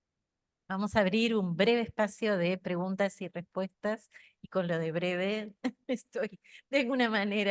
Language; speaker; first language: Spanish; native; Spanish